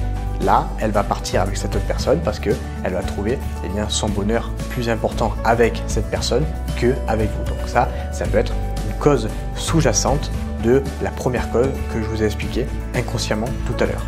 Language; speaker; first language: French; native; French